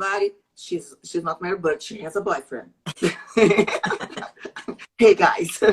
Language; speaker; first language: English; non-native, learner; Portuguese